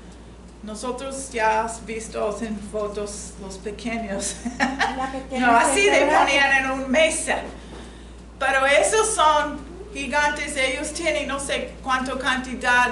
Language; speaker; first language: Spanish; non-native, fluent; English